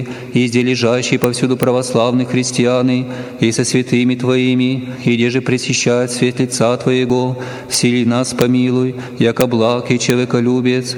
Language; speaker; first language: Russian; native; Russian